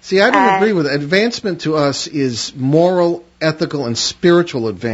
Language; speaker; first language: English; native; English